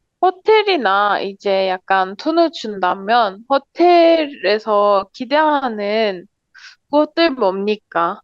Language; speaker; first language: Korean; non-native, learner; Turkish